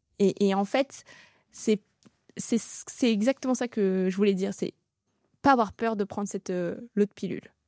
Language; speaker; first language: French; early bilingual, other home language; Tamil